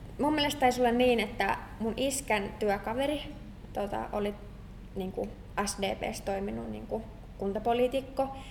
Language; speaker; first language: Finnish; native; Finnish